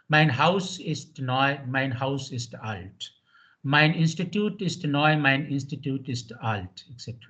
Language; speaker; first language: German; non-native, fluent; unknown